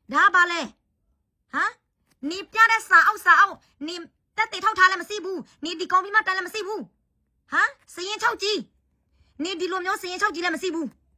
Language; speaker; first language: Burmese; native; Burmese